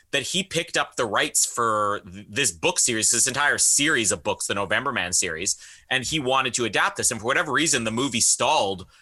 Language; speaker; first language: English; native; English